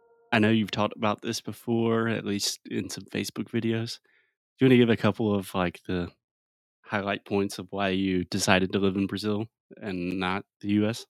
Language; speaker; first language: English; native; English